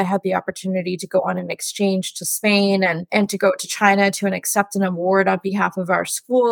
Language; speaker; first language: English; native; English